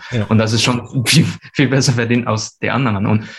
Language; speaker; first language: German; non-native, fluent; Cantonese